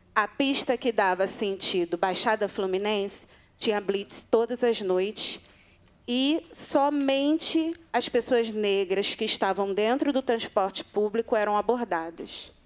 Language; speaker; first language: Portuguese; native; Portuguese